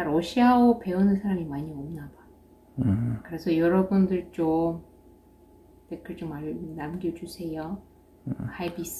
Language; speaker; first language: Korean; non-native, fluent; Russian